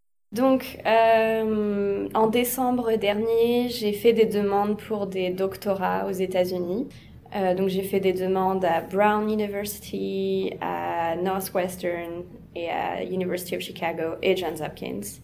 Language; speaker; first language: French; native; French